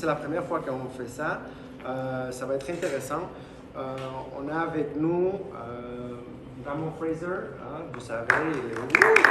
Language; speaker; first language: French; non-native, fluent; Spanish